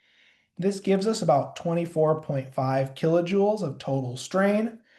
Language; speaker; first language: English; native; English